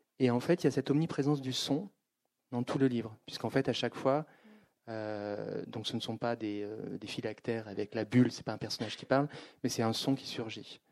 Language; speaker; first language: French; native; French